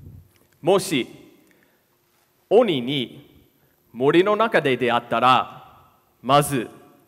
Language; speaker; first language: Japanese; non-native, fluent; English